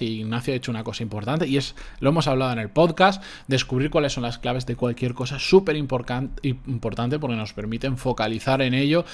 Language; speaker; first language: Spanish; native; Spanish